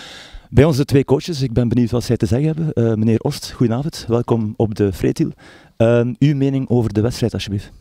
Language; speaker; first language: Dutch; native; Dutch